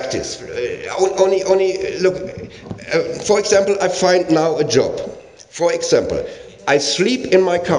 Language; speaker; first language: English; non-native, learner; German